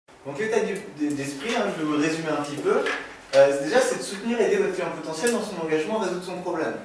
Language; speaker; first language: French; native; French